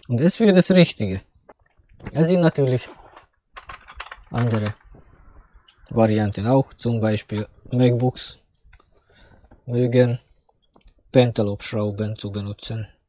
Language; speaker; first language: German; non-native, fluent; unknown